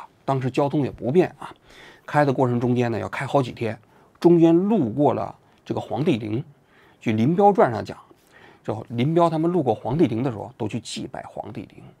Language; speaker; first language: Chinese; native; Chinese